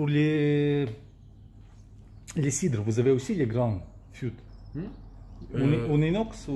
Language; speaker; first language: French; non-native, learner; Russian